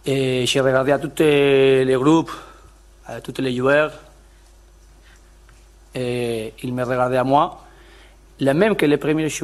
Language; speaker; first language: French; non-native, learner; Spanish